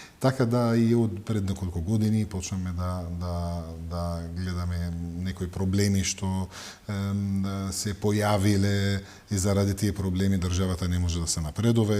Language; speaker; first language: Macedonian; non-native, fluent; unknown